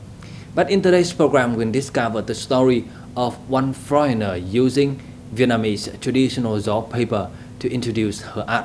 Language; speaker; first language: English; non-native, fluent; Vietnamese